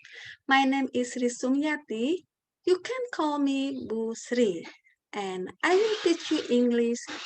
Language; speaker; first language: English; non-native, learner; Indonesian